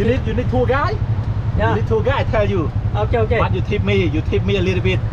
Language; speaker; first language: English; non-native, learner; Khmer